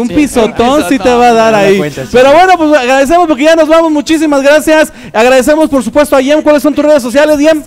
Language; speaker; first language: Spanish; native; Spanish